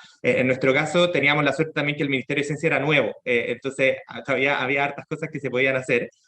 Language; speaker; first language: Spanish; native; Spanish